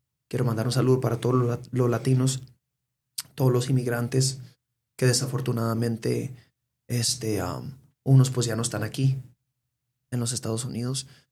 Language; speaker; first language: Spanish; early bilingual, heritage; Spanish